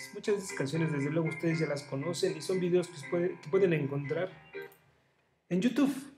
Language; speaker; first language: Spanish; native; Spanish